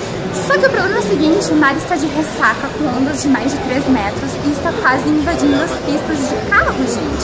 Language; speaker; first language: Portuguese; native; Portuguese